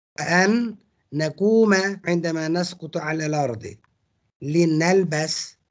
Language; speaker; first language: Arabic; non-native, fluent; Turkish